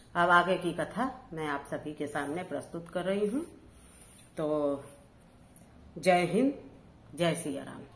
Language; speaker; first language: Hindi; native; Hindi